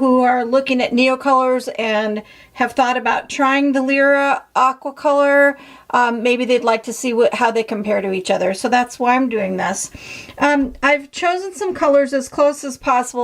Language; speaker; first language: English; native; English